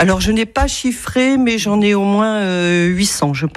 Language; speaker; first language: French; native; French